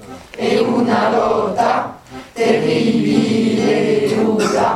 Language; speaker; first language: Italian; non-native, learner; French